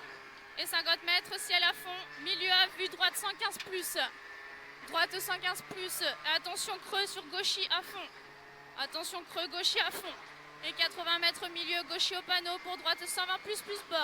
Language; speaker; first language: French; native; French